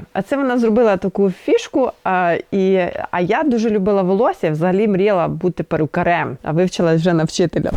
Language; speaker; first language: Ukrainian; native; Ukrainian